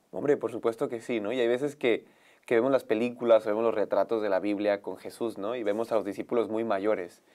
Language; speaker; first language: Spanish; native; Spanish